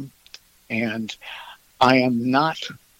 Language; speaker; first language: English; native; English